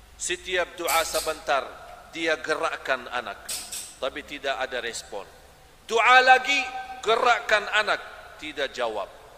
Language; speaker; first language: Malay; non-native, fluent; Arabic